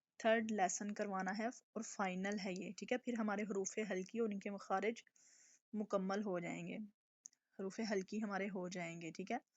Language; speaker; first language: Urdu; native; Urdu